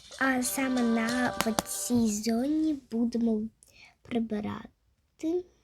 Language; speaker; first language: Ukrainian; non-native, local second language; Russian